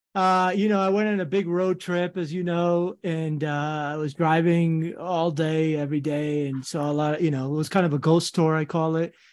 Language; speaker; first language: English; native; English